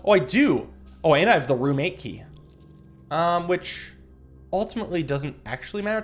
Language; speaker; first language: English; native; English